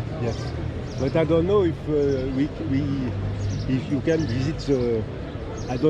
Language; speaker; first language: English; non-native, learner; French